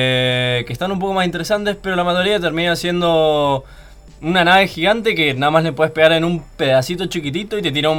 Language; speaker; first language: Spanish; native; Spanish